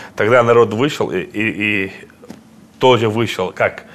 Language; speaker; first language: Russian; non-native, local second language; Chechen